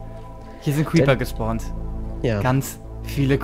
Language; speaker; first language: German; native; German